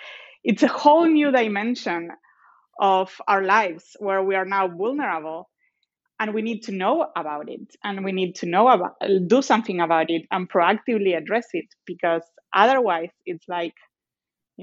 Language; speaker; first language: English; non-native, fluent; Spanish